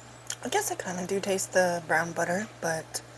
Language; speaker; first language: English; native; English